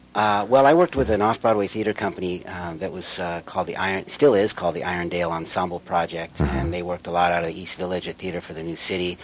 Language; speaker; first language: English; native; English